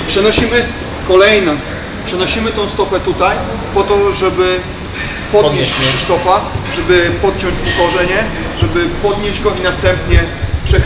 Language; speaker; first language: Polish; native; Polish